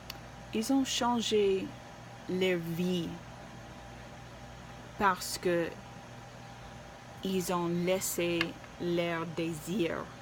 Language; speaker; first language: French; non-native, learner; English